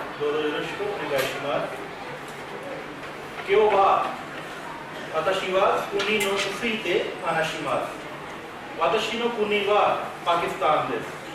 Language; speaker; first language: Japanese; non-native, learner; Urdu